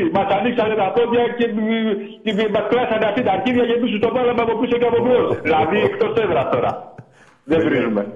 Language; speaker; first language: Greek; native; Greek